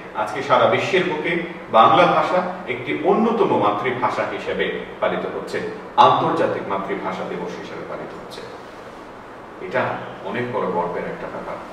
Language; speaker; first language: Bangla; native; Bangla